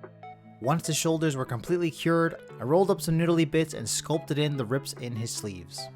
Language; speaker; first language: English; native; English